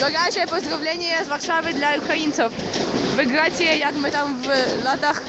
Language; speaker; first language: Polish; non-native, learner; Ukrainian